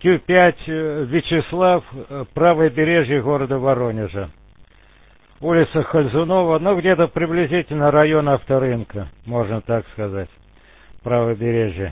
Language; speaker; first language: Russian; native; Russian